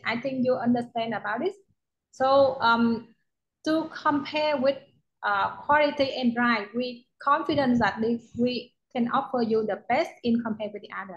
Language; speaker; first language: English; non-native, learner; Vietnamese